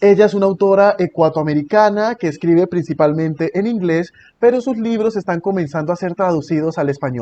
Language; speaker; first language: Spanish; native; Spanish